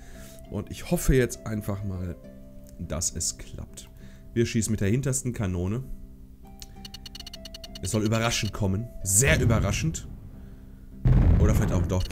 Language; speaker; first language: German; native; German